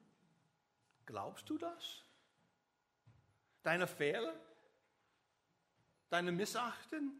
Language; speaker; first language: German; non-native, learner; English